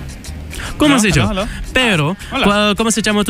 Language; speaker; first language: Spanish; non-native, learner; English